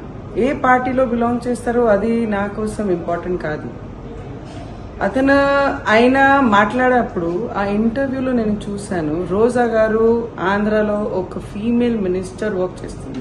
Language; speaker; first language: Telugu; non-native, learner; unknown